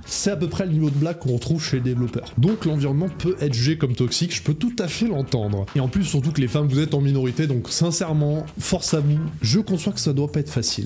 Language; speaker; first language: French; native; French